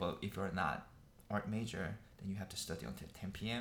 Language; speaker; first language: English; non-native, fluent; Korean